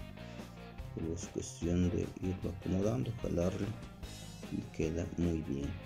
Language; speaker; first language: Spanish; native; Spanish